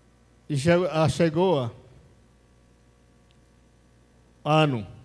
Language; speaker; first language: Portuguese; non-native, local second language; Yanomámi